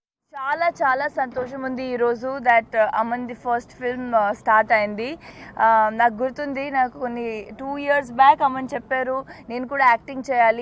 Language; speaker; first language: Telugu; non-native, fluent; Punjabi